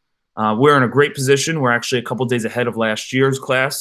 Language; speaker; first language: English; native; English